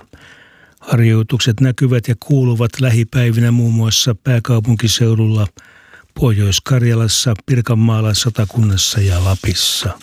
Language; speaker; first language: Finnish; native; Finnish